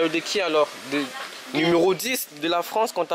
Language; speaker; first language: French; native; French